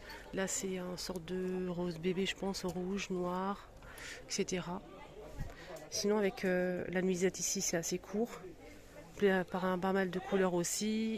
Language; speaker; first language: French; native; French